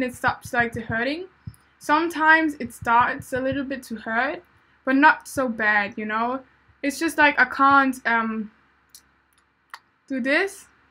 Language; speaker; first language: English; non-native, fluent; German